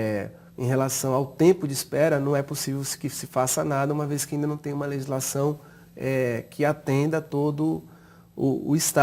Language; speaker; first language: Portuguese; native; Portuguese